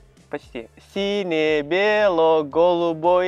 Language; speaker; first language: Russian; native; Russian